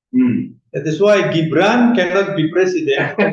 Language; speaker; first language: English; non-native, fluent; Indonesian